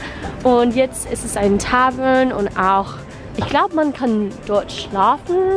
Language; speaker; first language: German; non-native, learner; English